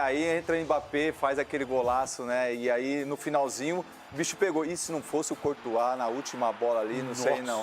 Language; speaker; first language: Portuguese; native; Portuguese